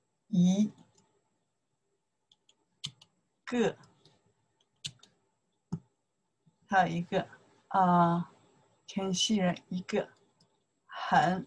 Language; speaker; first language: Chinese; non-native, learner; English